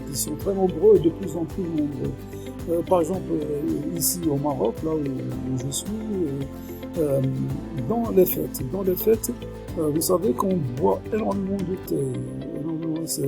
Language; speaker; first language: French; non-native, local second language; Arabic